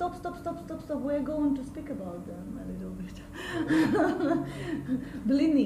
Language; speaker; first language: English; non-native, fluent; Russian